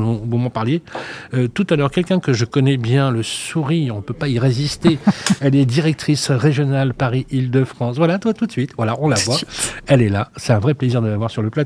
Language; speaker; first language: French; native; French